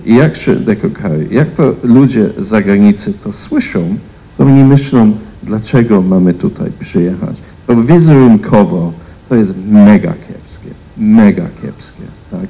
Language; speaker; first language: Polish; non-native, fluent; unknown